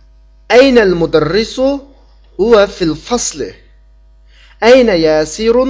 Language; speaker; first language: Arabic; non-native, fluent; Uyghur